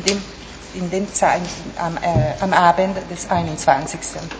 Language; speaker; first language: German; non-native, fluent; Italian